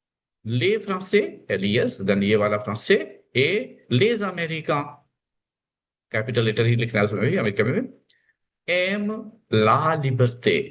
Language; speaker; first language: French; non-native, fluent; Hindi